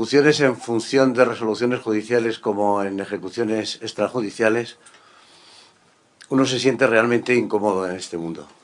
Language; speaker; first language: Spanish; native; Spanish